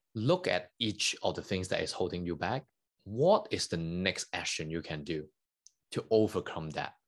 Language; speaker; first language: English; non-native, local second language; Cantonese